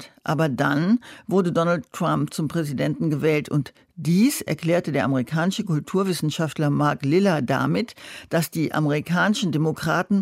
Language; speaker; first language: German; native; German